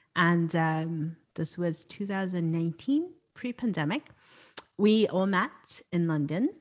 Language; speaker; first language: English; non-native, local second language; Cantonese